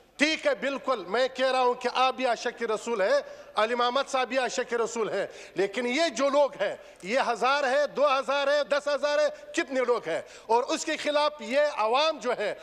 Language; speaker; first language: Urdu; non-native, local second language; Pashto